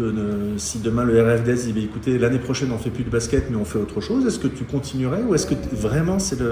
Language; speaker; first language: French; native; French